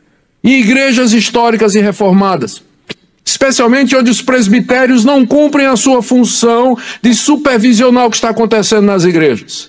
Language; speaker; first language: Portuguese; native; Portuguese